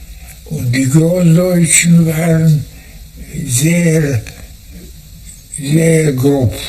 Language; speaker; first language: German; non-native, fluent; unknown